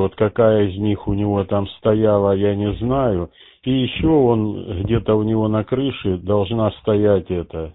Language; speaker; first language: Russian; native; Russian